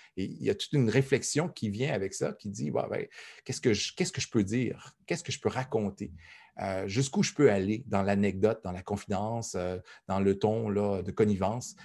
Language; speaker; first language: French; native; French